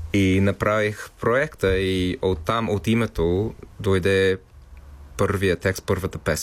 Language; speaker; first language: Bulgarian; non-native, fluent; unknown